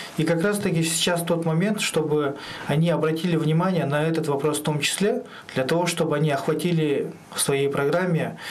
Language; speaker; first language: Russian; non-native, local second language; Kyrgyz